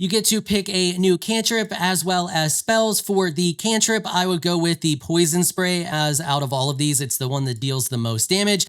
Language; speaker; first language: English; native; English